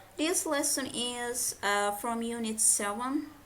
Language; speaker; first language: English; non-native, fluent; Azerbaijani